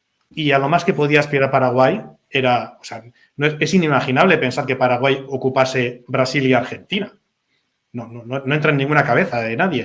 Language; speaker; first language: Spanish; native; Spanish